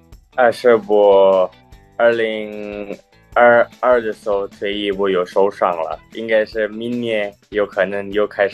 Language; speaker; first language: Chinese; non-native, fluent; Indonesian